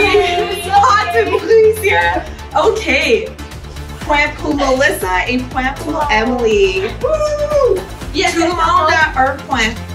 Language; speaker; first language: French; non-native, learner; English